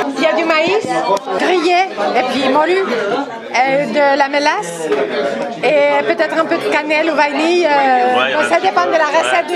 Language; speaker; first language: French; non-native, fluent; Spanish